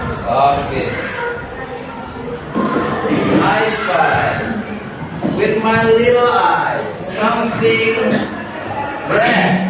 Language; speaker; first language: English; non-native, local second language; Javanese